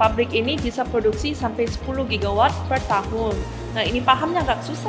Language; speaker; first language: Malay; non-native, fluent; Korean